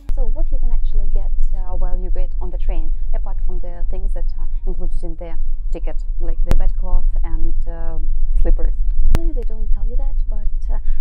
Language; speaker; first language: English; non-native, fluent; Russian